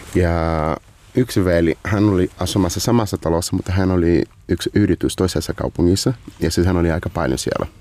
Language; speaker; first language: Finnish; non-native, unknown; Portuguese